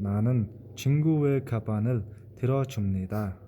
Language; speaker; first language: Korean; non-native, fluent; Mongolian